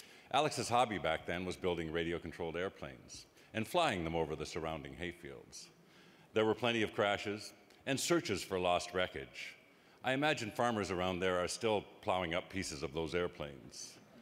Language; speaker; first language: English; native; English